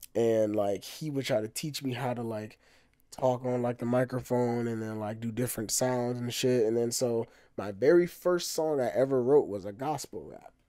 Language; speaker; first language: English; native; English